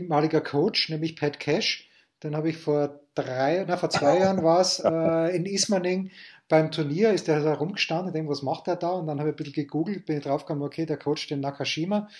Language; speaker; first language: German; native; German